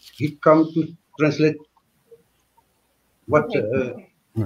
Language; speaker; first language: English; non-native, learner; French